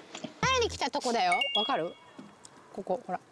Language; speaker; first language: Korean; non-native, learner; Japanese